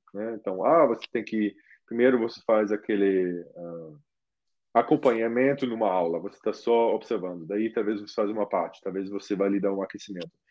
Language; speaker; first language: Portuguese; non-native, fluent; German